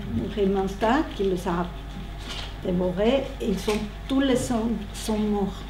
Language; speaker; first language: French; non-native, learner; Spanish